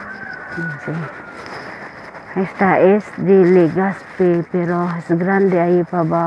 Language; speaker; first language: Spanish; non-native, learner; Filipino